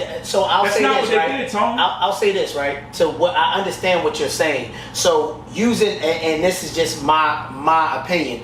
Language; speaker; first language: English; native; English